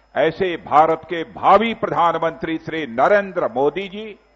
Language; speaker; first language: Hindi; native; Hindi